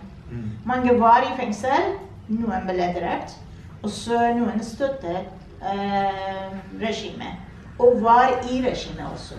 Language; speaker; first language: Norwegian; non-native, fluent; Persian